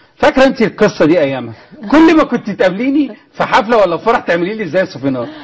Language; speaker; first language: Arabic; native; Arabic